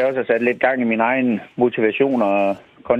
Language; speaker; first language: Danish; native; Danish